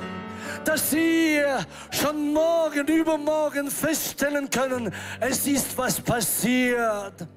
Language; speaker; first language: German; non-native, fluent; French